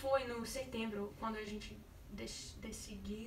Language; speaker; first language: Portuguese; non-native, learner; English